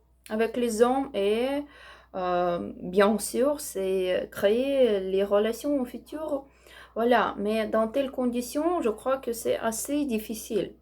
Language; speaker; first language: French; non-native, learner; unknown